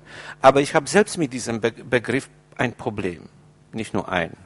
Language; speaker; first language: German; non-native, fluent; Polish